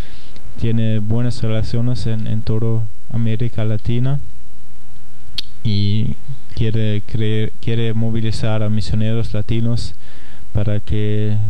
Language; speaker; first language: Spanish; non-native, fluent; German